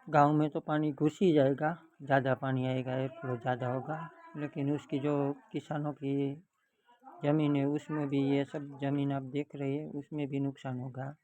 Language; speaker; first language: Hindi; non-native, local second language; Gujarati